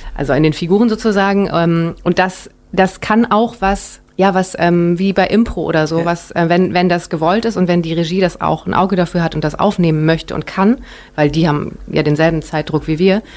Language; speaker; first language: German; native; German